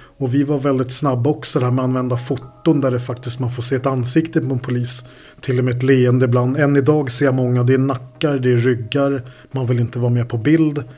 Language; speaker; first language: Swedish; native; Swedish